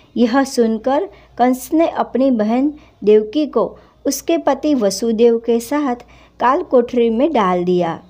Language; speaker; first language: Hindi; non-native, local second language; Gujarati